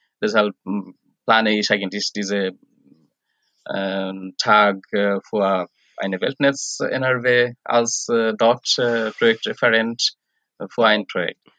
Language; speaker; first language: German; non-native, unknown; Bangla